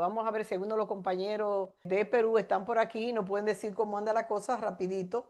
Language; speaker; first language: Spanish; native; Spanish